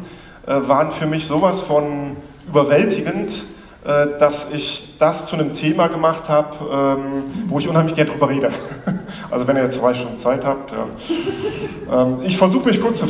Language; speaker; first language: German; native; German